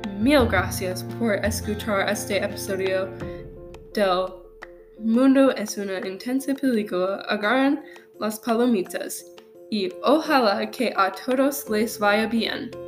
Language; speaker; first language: Spanish; non-native, learner; English